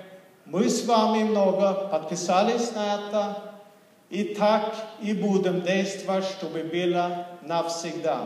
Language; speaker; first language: Russian; non-native, fluent; Swedish